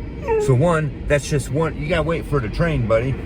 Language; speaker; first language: English; native; English